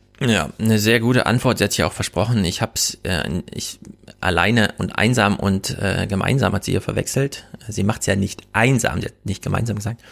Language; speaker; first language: German; native; German